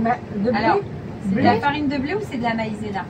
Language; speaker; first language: French; native; French